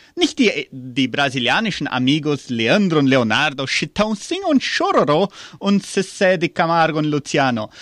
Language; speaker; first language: German; early bilingual, heritage; German